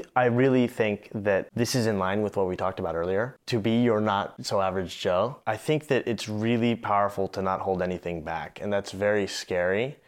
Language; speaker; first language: English; native; English